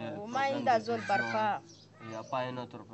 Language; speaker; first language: French; non-native, local second language; Arabic